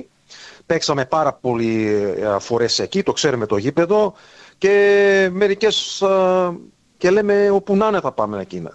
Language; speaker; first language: Greek; early bilingual, heritage; Greek